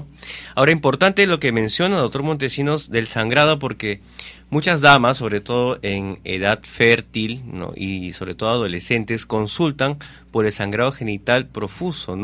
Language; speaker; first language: Spanish; native; Spanish